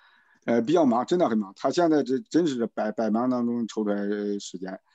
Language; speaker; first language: Chinese; native; Chinese